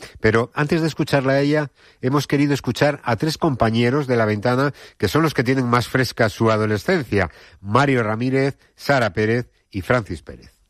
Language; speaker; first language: Spanish; native; Spanish